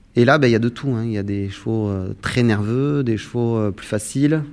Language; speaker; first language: French; native; French